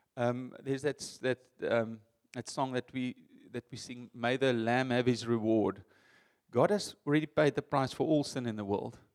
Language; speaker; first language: English; non-native, local second language; Afrikaans